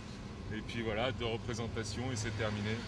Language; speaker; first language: French; native; French